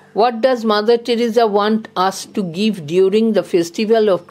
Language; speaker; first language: English; non-native, local second language; Bangla